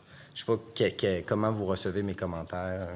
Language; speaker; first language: French; native; French